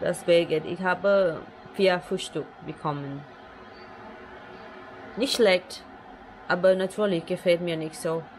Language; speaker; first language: German; non-native, learner; Thai